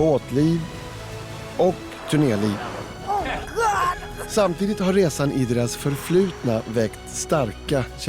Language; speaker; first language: Swedish; native; Swedish